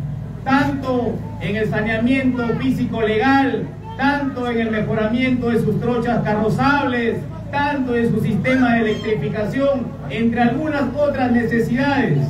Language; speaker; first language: Spanish; native; Spanish